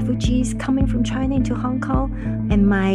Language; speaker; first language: English; non-native, local second language; Cantonese